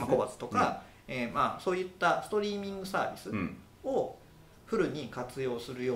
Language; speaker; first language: Japanese; native; Japanese